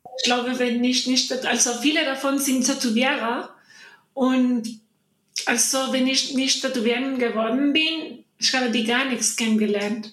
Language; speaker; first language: German; non-native, learner; Spanish